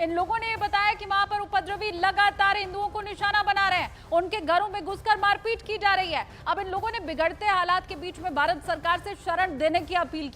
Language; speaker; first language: Hindi; native; Hindi